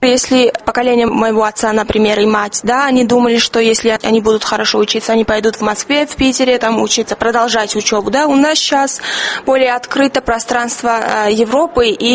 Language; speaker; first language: Russian; non-native, fluent; Georgian